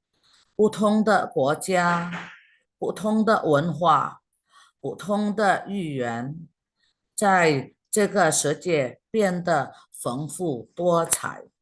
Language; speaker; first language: Chinese; non-native, fluent; Indonesian